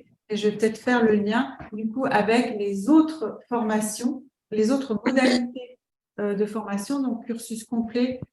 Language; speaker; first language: French; native; French